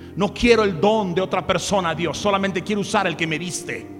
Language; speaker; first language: Spanish; early bilingual, other home language; English